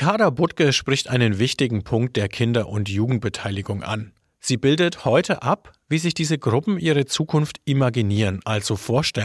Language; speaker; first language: German; native; German